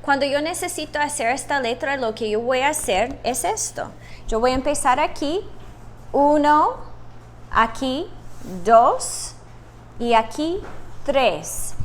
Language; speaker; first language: Spanish; non-native, fluent; English